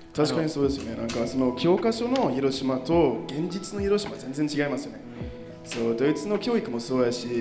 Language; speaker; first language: Japanese; non-native, fluent; German